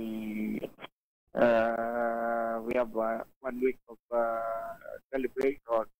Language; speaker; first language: English; non-native, local second language; Hiligaynon